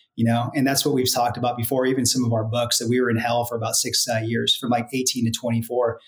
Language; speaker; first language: English; native; English